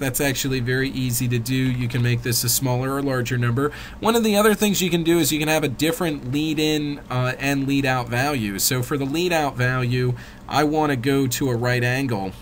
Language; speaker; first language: English; native; English